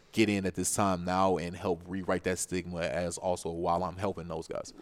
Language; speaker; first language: English; native; English